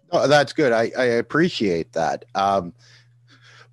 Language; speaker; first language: English; native; English